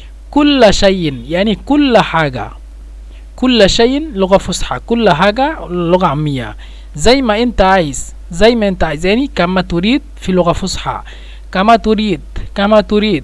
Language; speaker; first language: Arabic; non-native, fluent; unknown